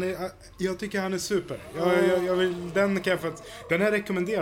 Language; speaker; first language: Swedish; native; Swedish